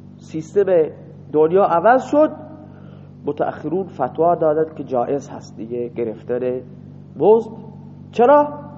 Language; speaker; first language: Persian; non-native, local second language; Baluchi